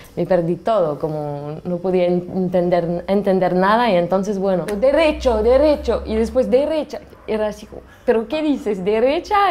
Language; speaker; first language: Spanish; non-native, learner; French